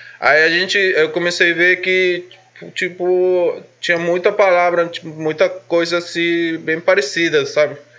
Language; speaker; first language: Portuguese; non-native, fluent; Spanish